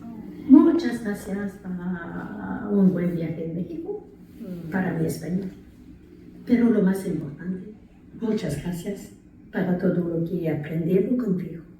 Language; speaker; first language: Spanish; non-native, learner; French